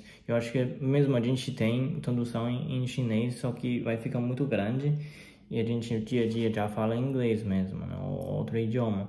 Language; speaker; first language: Portuguese; non-native, fluent; Chinese